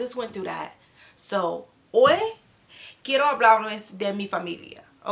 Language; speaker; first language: Spanish; non-native, learner; English